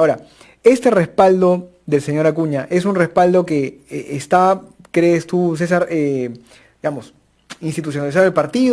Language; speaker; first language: Spanish; native; Spanish